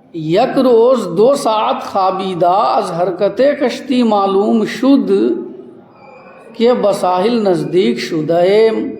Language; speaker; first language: Persian; non-native, fluent; Urdu